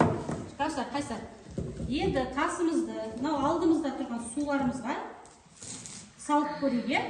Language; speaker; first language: Kazakh; native; Kazakh